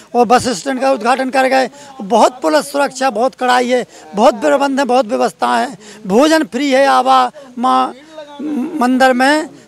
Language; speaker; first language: Hindi; native; Hindi